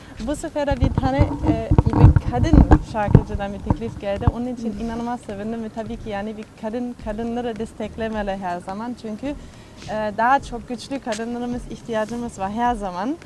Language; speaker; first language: Turkish; non-native, fluent; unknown